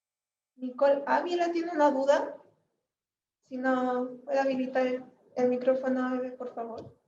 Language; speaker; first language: Spanish; native; Spanish